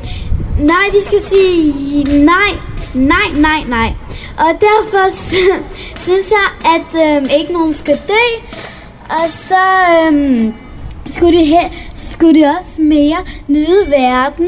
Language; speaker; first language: Danish; early bilingual, other home language; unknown